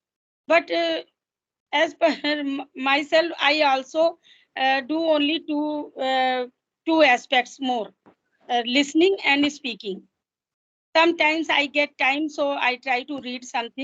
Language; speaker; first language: English; non-native, local second language; Hindi